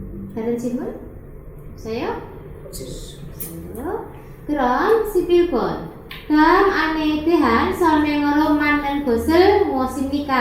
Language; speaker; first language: Korean; non-native, fluent; Indonesian